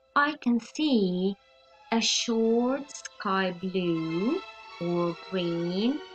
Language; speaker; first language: English; non-native, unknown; Italian